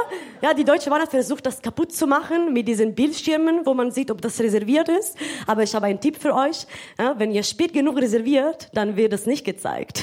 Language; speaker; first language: German; non-native, fluent; Italian